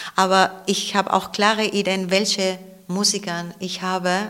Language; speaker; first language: German; non-native, fluent; Spanish